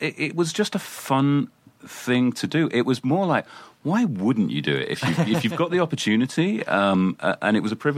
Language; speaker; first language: English; native; English